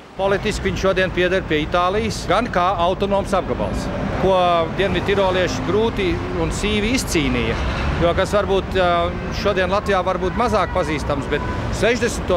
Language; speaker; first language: Latvian; native; Latvian